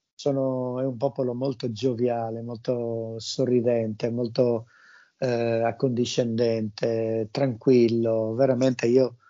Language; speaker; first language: Italian; native; Italian